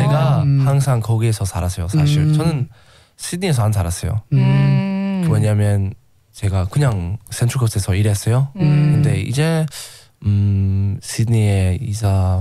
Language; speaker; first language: Korean; non-native, learner; English